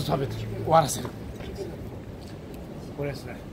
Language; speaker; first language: Japanese; native; Japanese